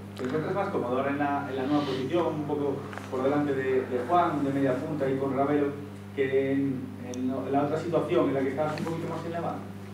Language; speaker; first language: Spanish; native; Spanish